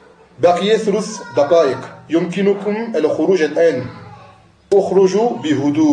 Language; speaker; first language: Arabic; non-native, fluent; French